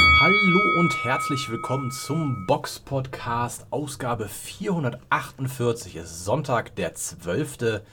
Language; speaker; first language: German; native; German